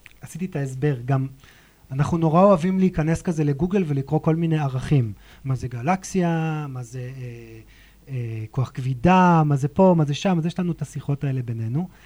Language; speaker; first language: Hebrew; native; Hebrew